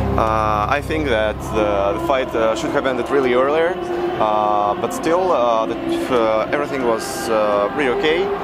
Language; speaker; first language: English; non-native, learner; Russian